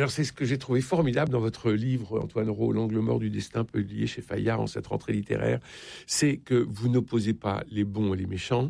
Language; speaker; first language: French; native; French